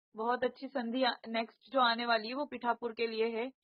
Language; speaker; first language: Hindi; non-native, local second language; Marathi